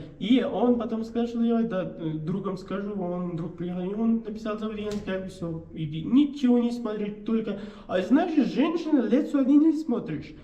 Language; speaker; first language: Russian; non-native, learner; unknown